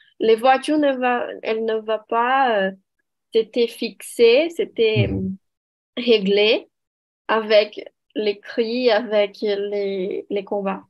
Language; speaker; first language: French; non-native, learner; Portuguese